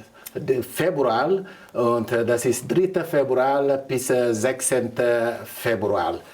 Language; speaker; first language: German; non-native, learner; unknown